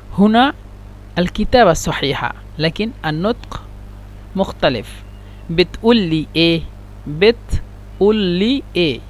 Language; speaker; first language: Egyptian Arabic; non-native, learner; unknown